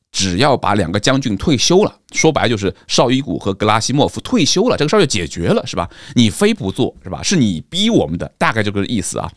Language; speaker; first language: Chinese; native; Chinese